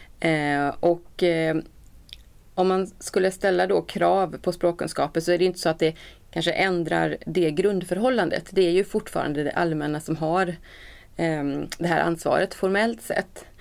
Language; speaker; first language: Swedish; native; Swedish